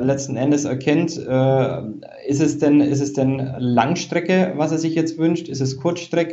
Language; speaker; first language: German; native; German